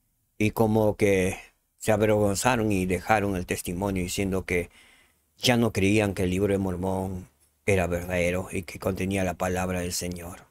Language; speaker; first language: Spanish; native; Spanish